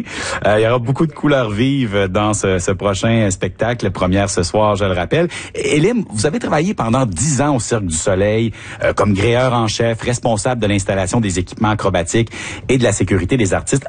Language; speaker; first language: French; native; French